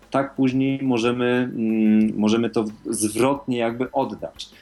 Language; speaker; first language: Polish; native; Polish